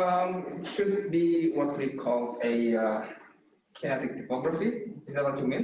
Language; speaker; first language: English; non-native, fluent; Indonesian